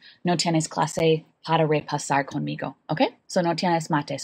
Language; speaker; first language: Spanish; non-native, fluent; English